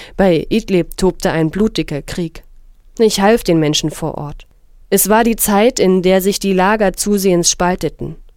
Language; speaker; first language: German; non-native, fluent; Arabic